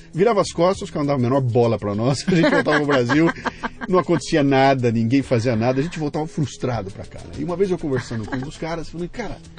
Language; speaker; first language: Portuguese; native; Portuguese